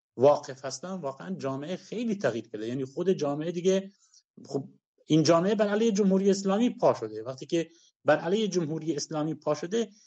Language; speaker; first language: Persian; non-native, local second language; Kurdish